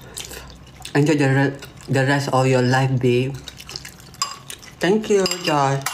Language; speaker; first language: English; non-native, learner; Malay